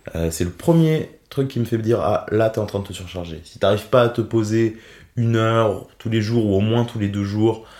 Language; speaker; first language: French; native; French